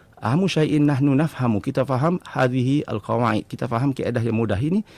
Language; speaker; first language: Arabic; non-native, fluent; Malay